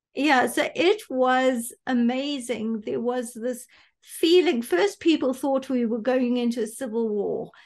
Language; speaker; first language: English; native; English